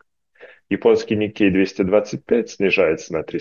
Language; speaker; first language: Russian; native; Russian